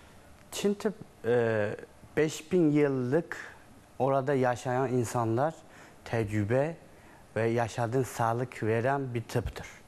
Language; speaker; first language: Turkish; non-native, learner; Chinese